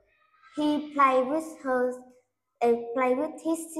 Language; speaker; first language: English; non-native, learner; Vietnamese